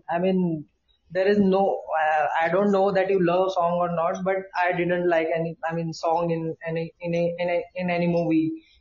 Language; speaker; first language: English; non-native, local second language; Hindi